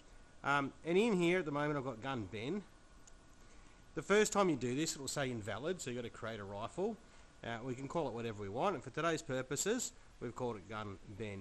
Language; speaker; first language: English; native; English